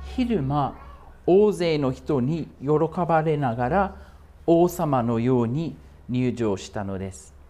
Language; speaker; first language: Japanese; non-native, fluent; English